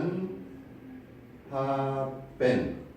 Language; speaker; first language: German; non-native, fluent; Korean